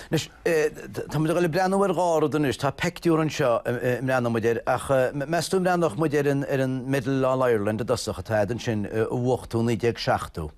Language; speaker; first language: Irish; native; Irish